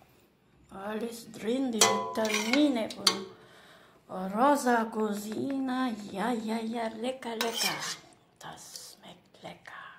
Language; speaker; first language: German; non-native, learner; Filipino